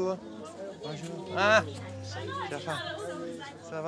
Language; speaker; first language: French; non-native, fluent; Dutch